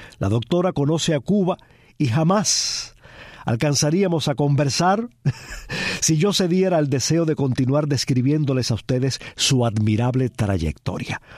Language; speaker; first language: Spanish; early bilingual, heritage; Spanish